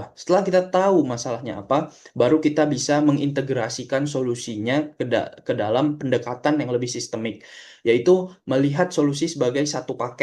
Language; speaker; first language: Indonesian; native; Indonesian